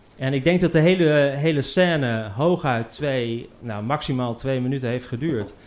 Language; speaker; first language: Dutch; native; Dutch